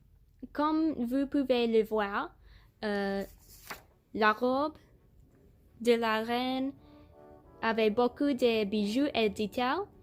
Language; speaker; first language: French; non-native, learner; English